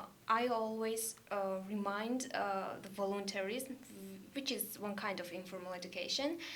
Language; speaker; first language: English; non-native, learner; Georgian